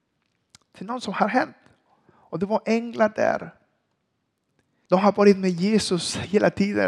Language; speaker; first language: Swedish; non-native, learner; Spanish